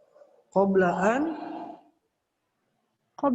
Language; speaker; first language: Arabic; non-native, fluent; Indonesian